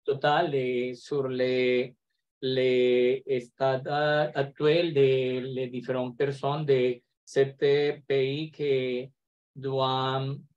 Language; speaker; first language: French; non-native, learner; Spanish